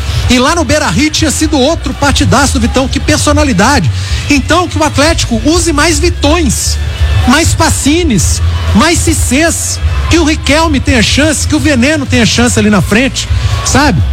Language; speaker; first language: Portuguese; native; Portuguese